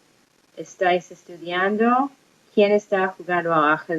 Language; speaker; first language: Spanish; non-native, fluent; English